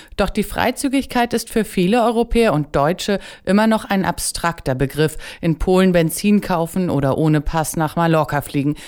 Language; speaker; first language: German; native; German